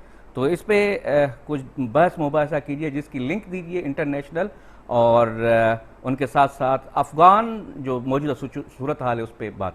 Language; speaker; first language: Urdu; non-native, local second language; Sindhi